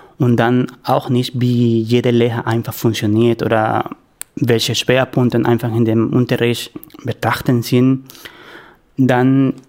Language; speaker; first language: German; non-native, learner; Spanish